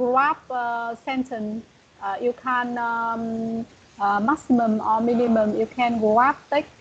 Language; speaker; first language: English; non-native, learner; Vietnamese